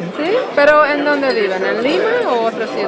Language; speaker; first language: Spanish; non-native, fluent; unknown